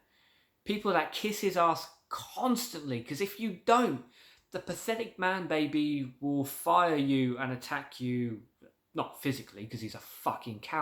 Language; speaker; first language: English; native; English